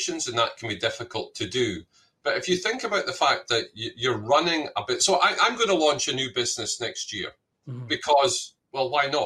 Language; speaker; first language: English; native; English